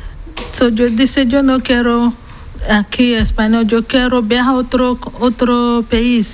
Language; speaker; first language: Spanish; non-native, learner; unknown